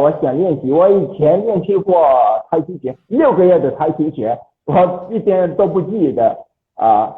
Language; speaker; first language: Chinese; non-native, fluent; Portuguese